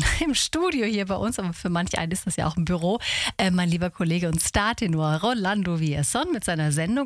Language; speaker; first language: German; native; German